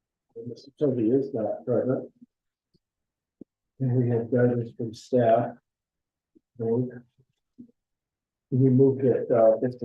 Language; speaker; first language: English; native; English